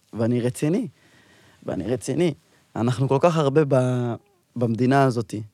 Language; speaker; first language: Hebrew; native; Hebrew